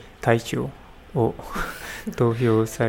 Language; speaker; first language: Japanese; non-native, learner; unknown